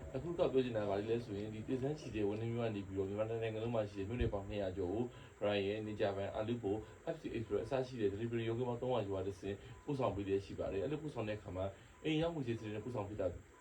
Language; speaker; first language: Burmese; native; Burmese